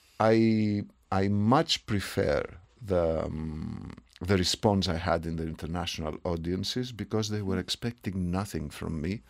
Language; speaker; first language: English; non-native, fluent; Greek